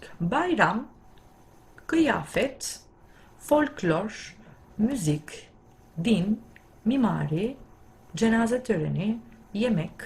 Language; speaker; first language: Turkish; non-native, fluent; Albanian